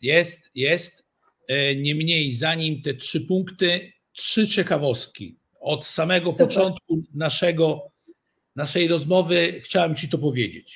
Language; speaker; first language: Polish; early bilingual, heritage; Italian